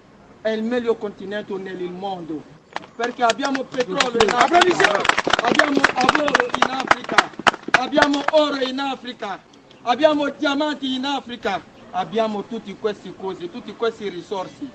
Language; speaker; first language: Italian; non-native, fluent; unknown